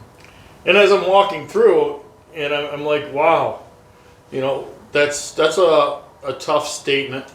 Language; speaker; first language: English; native; English